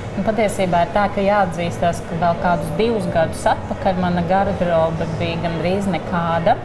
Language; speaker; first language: Latvian; native; Latvian